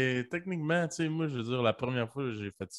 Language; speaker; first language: French; early bilingual, other home language; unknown